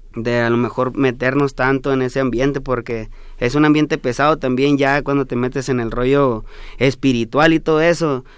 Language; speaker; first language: Spanish; non-native, local second language; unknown